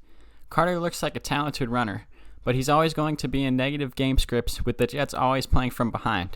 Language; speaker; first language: English; native; English